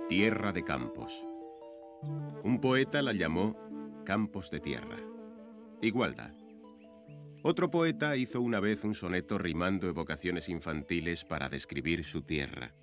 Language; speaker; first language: Spanish; native; Spanish